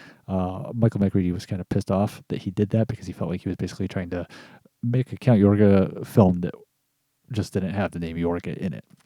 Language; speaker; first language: English; native; English